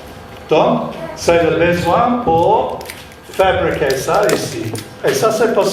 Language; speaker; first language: French; non-native, learner; English